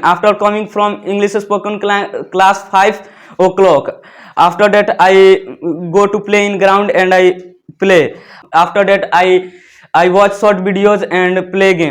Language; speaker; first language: English; non-native, learner; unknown